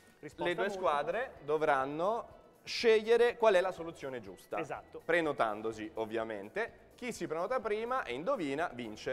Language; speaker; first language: Italian; native; Italian